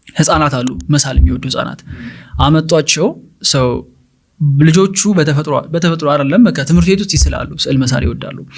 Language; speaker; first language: Amharic; native; Amharic